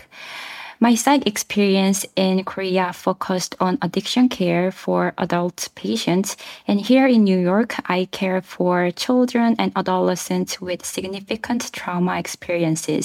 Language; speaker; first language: English; non-native, fluent; Korean